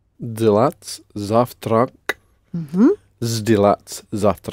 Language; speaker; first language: Russian; non-native, learner; English